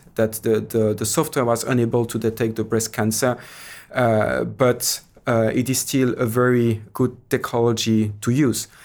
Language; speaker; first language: English; non-native, fluent; French